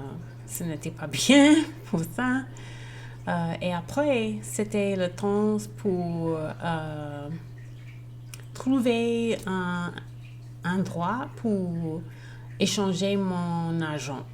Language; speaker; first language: French; non-native, learner; English